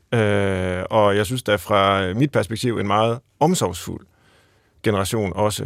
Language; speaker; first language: Danish; native; Danish